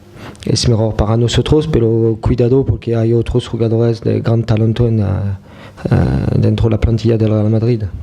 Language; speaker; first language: Spanish; non-native, fluent; French